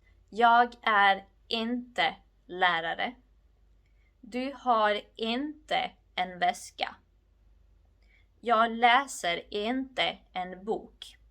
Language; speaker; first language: Swedish; non-native, fluent; Georgian